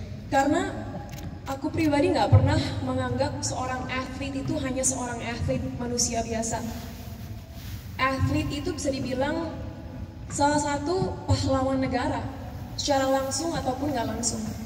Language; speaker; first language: Indonesian; early bilingual, heritage; Indonesian